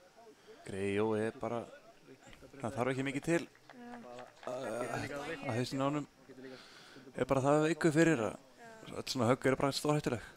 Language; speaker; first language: Icelandic; native; Icelandic